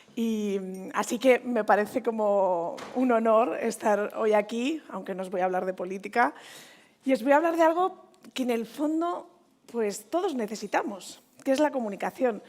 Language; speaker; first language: Spanish; native; Spanish